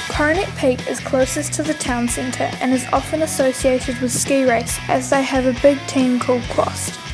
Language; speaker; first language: English; native; English